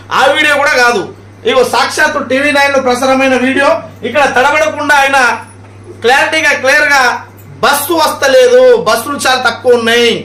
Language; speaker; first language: Telugu; non-native, local second language; Marathi